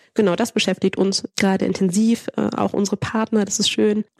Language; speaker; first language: German; early bilingual, other home language; Spanish